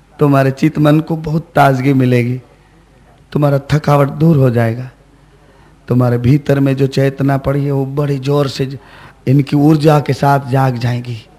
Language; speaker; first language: Hindi; non-native, local second language; Gujarati